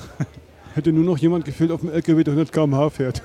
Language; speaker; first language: German; native; German